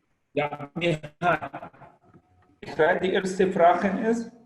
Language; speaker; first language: German; non-native, learner; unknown